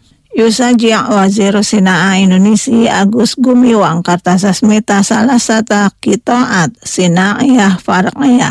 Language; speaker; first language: Arabic; non-native, fluent; Indonesian